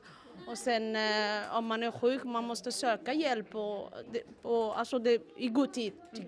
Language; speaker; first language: Swedish; non-native, fluent; Somali